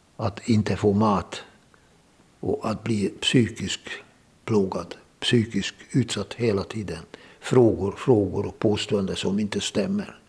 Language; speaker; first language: Swedish; non-native, fluent; Hungarian